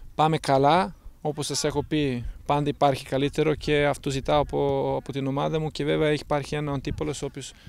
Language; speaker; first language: Greek; non-native, fluent; Serbian